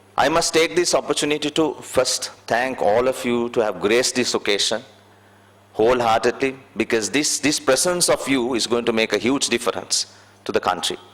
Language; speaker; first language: English; non-native, local second language; Sinhala